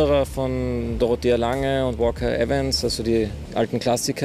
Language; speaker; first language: German; native; German